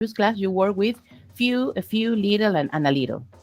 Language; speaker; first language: English; non-native, fluent; Spanish